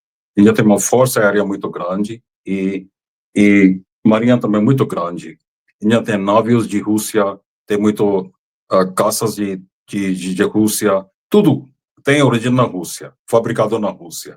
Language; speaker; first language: Portuguese; non-native, fluent; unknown